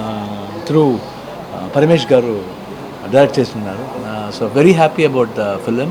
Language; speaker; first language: Telugu; non-native, learner; Kannada